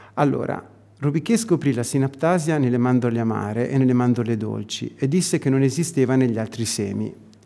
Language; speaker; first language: Italian; native; Italian